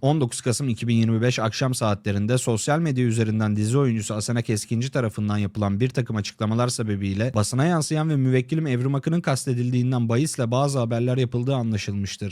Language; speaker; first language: Turkish; native; Turkish